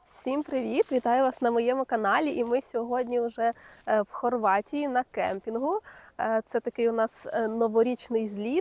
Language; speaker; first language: Ukrainian; native; Ukrainian